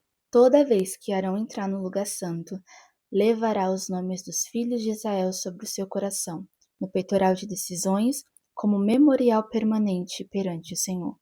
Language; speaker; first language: Portuguese; native; Portuguese